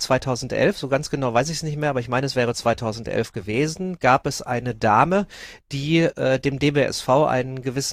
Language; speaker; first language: German; native; German